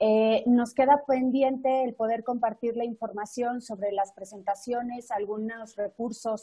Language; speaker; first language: Spanish; native; Spanish